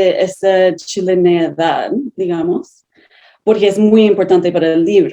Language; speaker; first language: Spanish; non-native, fluent; English